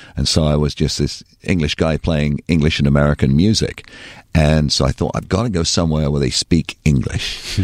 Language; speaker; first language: English; native; English